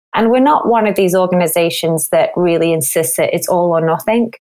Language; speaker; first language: English; native; English